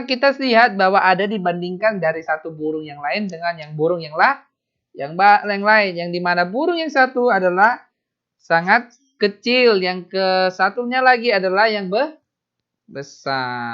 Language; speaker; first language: Indonesian; native; Indonesian